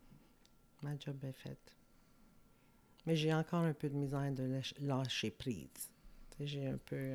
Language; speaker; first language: French; native; French